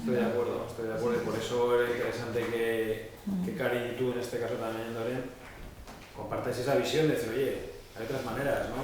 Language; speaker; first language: Spanish; native; Spanish